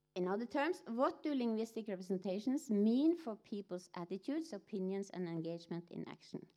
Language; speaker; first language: English; non-native, fluent; Norwegian